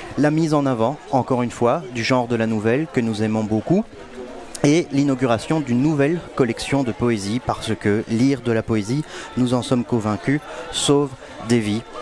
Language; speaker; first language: French; native; French